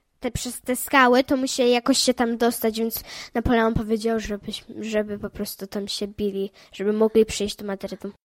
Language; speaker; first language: Polish; early bilingual, heritage; English